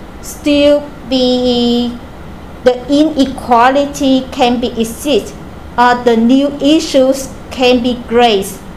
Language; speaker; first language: English; non-native, learner; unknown